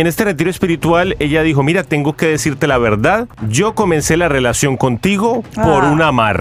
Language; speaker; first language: Spanish; native; Spanish